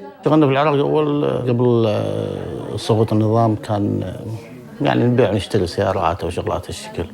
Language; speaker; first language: Arabic; native; Arabic